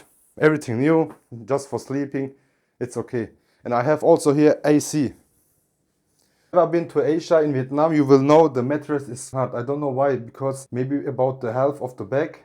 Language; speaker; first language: English; non-native, learner; Turkish